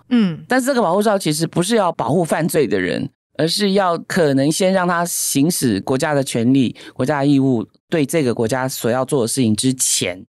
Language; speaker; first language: Chinese; native; Chinese